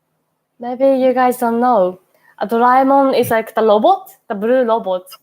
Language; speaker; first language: English; non-native, learner; Japanese